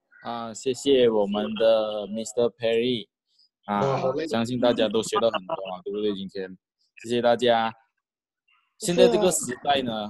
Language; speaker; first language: Chinese; native; Chinese